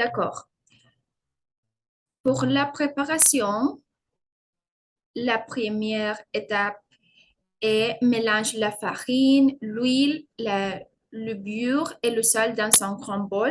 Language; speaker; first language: French; non-native, learner; Spanish